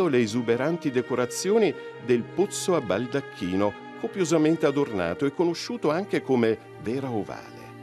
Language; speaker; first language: Italian; native; Italian